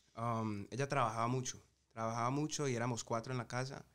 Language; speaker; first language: Spanish; early bilingual, heritage; Spanish